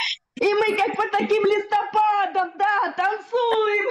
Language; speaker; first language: Russian; native; Russian